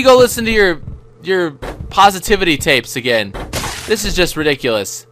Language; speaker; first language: English; native; English